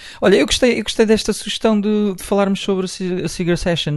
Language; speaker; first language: Portuguese; native; Portuguese